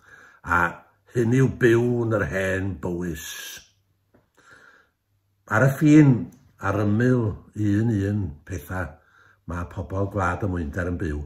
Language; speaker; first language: Welsh; native; Welsh